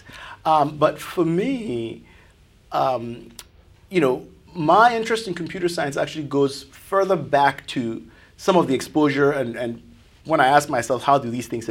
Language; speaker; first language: English; non-native, local second language; Akan